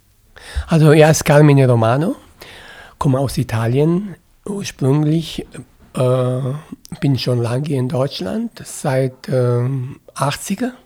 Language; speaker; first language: German; non-native, fluent; Italian